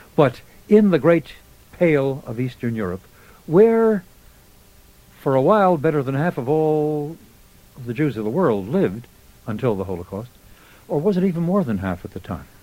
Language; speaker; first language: English; native; English